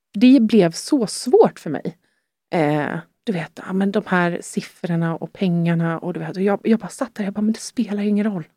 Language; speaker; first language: Swedish; native; Swedish